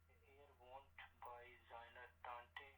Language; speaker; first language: German; non-native, learner; Urdu